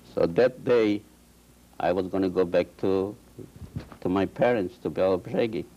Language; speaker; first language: English; non-native, fluent; Polish